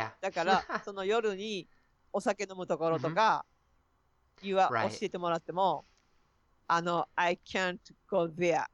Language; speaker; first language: Japanese; non-native, fluent; English